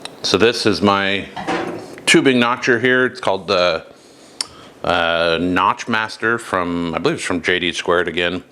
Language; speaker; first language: English; native; English